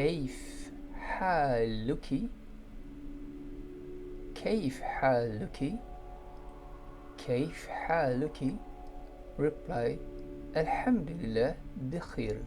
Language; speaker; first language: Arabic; non-native, fluent; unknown